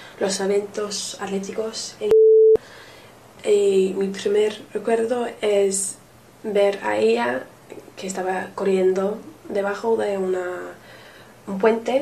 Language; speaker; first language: Spanish; non-native, learner; English